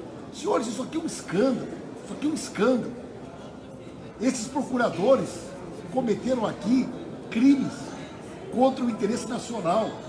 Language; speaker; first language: Portuguese; native; Portuguese